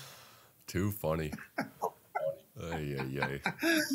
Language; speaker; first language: English; native; English